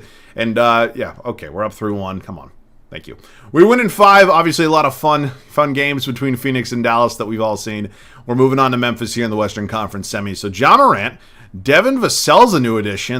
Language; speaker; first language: English; native; English